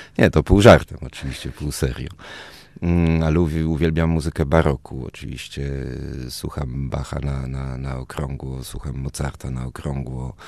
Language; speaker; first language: Polish; early bilingual, other home language; Spanish